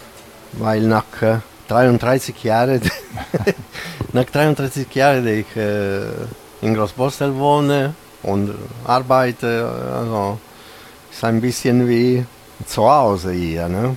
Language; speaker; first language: German; non-native, fluent; Italian